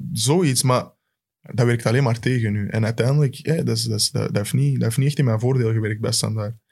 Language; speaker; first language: Dutch; native; Dutch